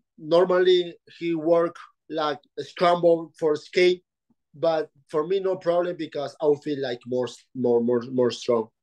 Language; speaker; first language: English; non-native, learner; Spanish